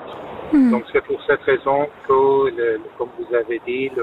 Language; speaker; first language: French; non-native, fluent; Persian